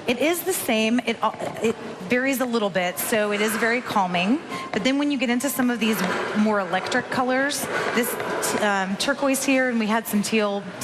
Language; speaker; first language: English; native; English